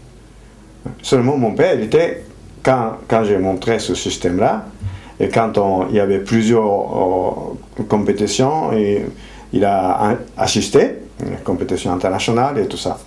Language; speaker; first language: French; non-native, fluent; Japanese